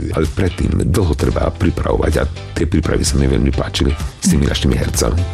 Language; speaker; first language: Slovak; non-native, local second language; Romany